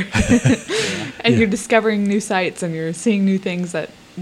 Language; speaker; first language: English; native; English